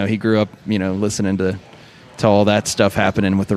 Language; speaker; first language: English; early bilingual, other home language; Russian